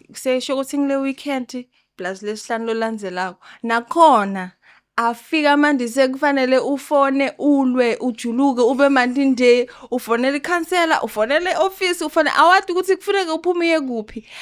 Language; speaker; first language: Zulu; non-native, local second language; Swati